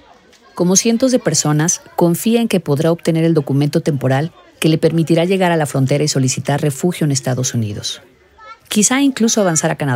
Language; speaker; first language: Spanish; native; Spanish